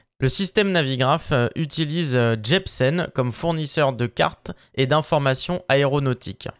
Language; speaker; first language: French; native; French